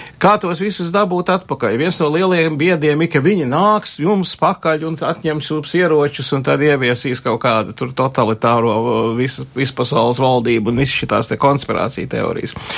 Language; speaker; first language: Latvian; early bilingual, heritage; Latvian